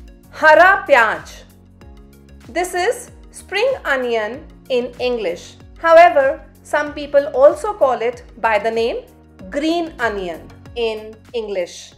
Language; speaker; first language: English; non-native, local second language; Hindi